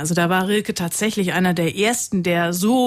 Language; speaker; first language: German; native; German